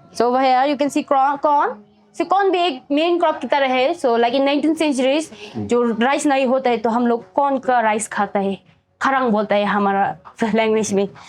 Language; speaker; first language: Hindi; non-native, fluent; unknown